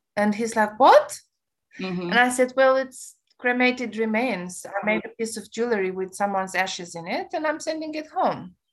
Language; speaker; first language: English; non-native, fluent; Romanian